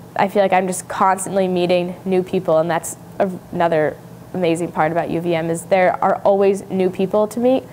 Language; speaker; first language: English; native; English